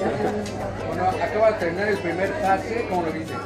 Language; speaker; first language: Spanish; native; Spanish